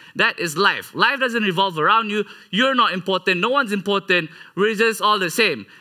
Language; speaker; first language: English; non-native, local second language; Malay